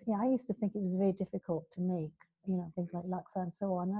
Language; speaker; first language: English; native; English